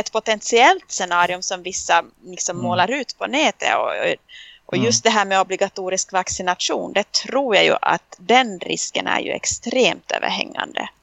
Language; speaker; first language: Swedish; native; Swedish